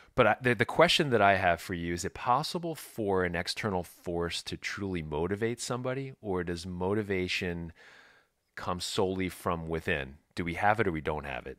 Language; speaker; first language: English; native; English